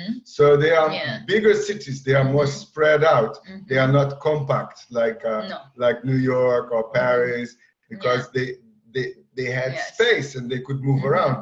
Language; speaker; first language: English; non-native, fluent; Portuguese